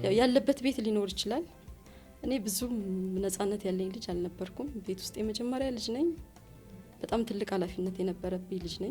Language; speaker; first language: Amharic; native; Amharic